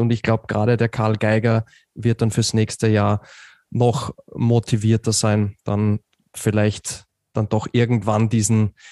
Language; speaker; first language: German; native; German